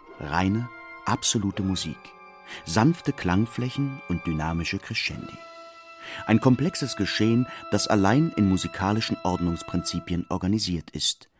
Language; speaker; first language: German; native; German